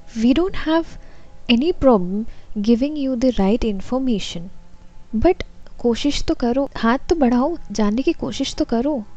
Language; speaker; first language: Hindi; non-native, local second language; Assamese